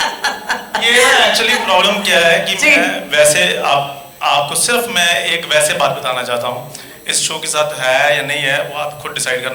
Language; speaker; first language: Hindi; native; Hindi